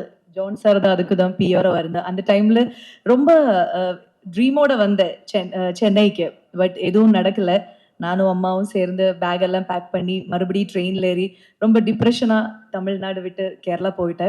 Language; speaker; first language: Tamil; non-native, fluent; Malayalam